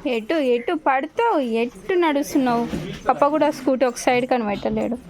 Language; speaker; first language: Telugu; native; Telugu